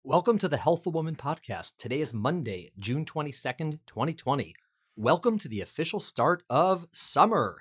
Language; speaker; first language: English; native; English